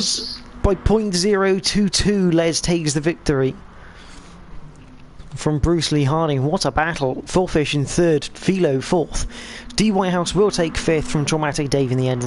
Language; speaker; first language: English; native; English